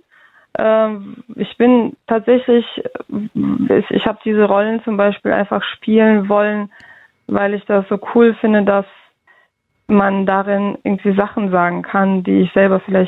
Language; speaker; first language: German; early bilingual, other home language; Russian